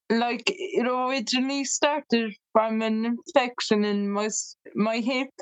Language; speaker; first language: English; native; English